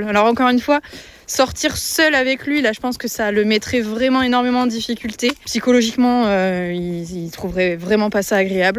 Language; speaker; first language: French; native; French